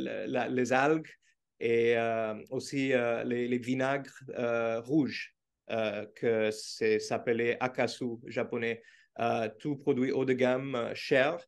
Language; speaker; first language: French; non-native, fluent; Portuguese